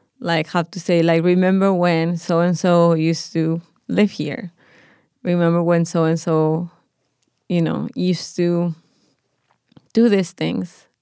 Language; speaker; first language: English; non-native, fluent; Spanish